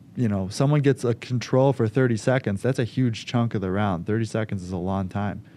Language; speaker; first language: English; native; English